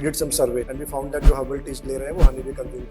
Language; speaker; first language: English; non-native, local second language; Hindi